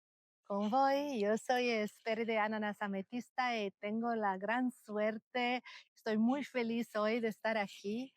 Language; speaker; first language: Spanish; non-native, fluent; Italian